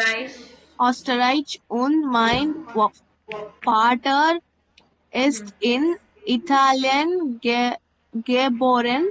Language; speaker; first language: German; non-native, learner; Tamil